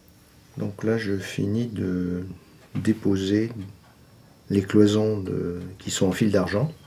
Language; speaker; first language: French; native; French